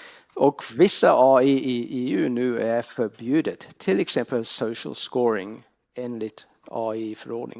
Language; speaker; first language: Swedish; non-native, fluent; English